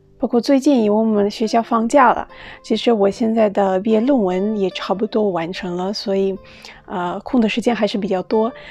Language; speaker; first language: Chinese; non-native, fluent; Russian